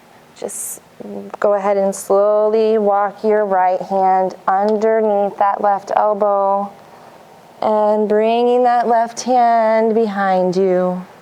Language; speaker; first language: English; native; English